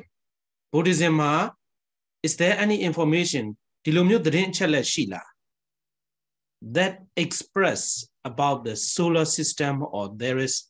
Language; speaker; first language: English; non-native, fluent; Burmese